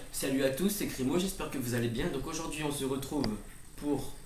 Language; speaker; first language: French; native; French